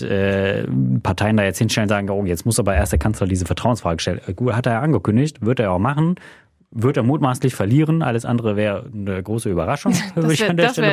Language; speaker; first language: German; native; German